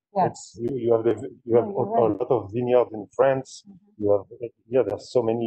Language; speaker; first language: English; non-native, fluent; French